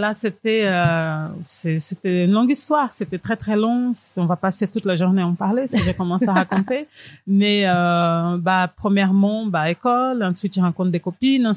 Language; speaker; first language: French; non-native, fluent; Portuguese